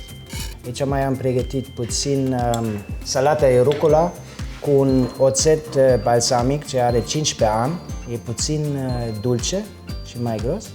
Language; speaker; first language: Romanian; non-native, fluent; German